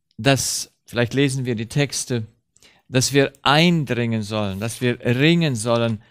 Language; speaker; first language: German; early bilingual, heritage; Romanian